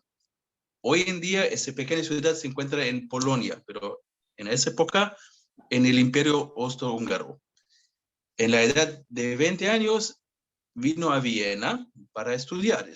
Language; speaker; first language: Spanish; non-native, fluent; Hebrew